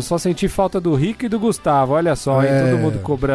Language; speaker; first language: Portuguese; native; Portuguese